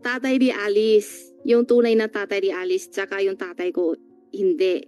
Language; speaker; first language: Filipino; non-native, learner; Chinese